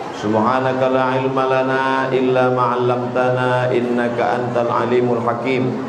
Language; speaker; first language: Indonesian; native; Indonesian